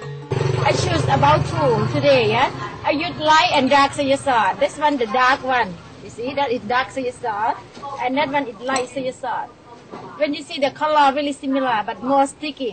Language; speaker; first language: English; non-native, learner; Thai